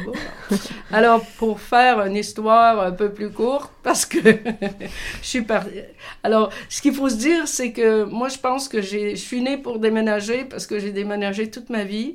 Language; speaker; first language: French; native; French